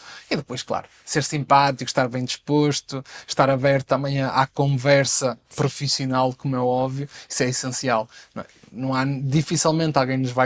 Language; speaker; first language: Portuguese; native; Portuguese